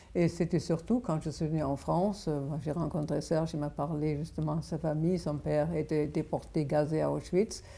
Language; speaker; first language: French; non-native, fluent; German